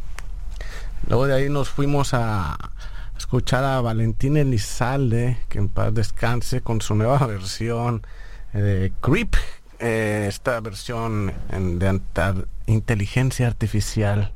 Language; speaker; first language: Spanish; native; Spanish